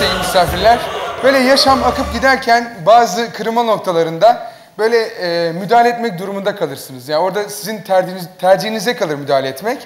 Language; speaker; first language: Turkish; native; Turkish